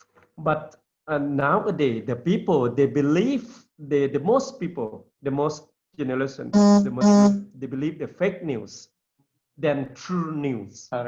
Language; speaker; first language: English; non-native, learner; Lao